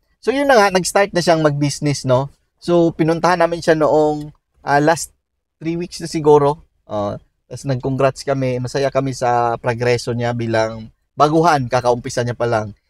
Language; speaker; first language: Filipino; native; Filipino